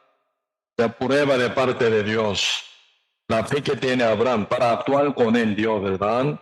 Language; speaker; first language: Spanish; non-native, learner; Korean